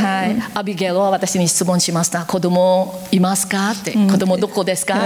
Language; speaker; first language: Japanese; non-native, learner; Korean